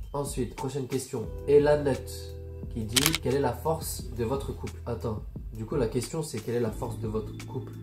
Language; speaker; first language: French; native; French